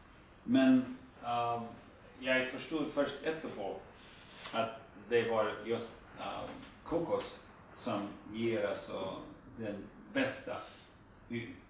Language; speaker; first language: Swedish; non-native, fluent; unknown